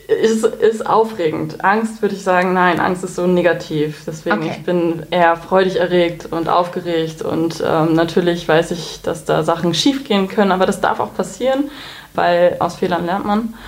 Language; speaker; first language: German; native; German